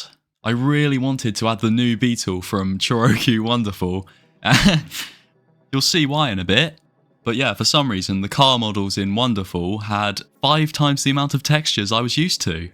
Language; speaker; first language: English; native; English